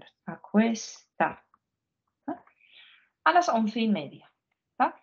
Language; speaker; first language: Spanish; non-native, fluent; Ukrainian